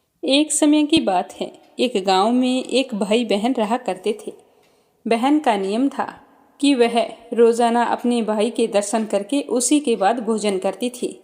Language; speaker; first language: Hindi; native; Hindi